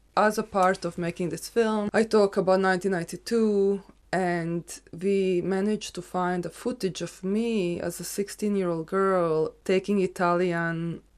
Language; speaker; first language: English; non-native, fluent; Serbian